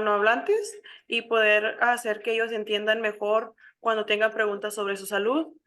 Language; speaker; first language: Spanish; early bilingual, heritage; Spanish